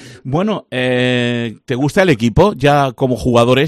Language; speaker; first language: Spanish; native; Spanish